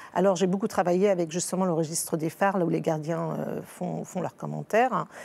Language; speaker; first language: French; native; French